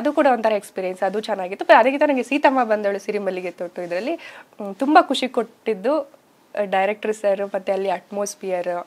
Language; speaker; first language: Kannada; native; Kannada